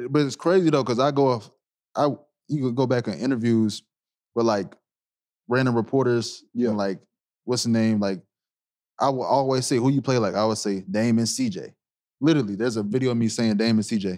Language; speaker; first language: English; native; English